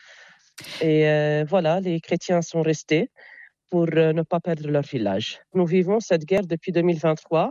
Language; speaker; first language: French; non-native, local second language; Arabic